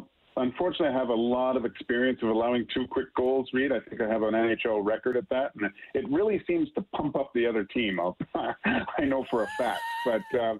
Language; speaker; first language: English; native; English